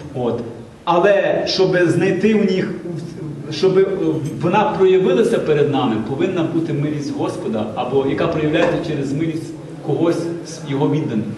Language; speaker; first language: Ukrainian; non-native, local second language; Russian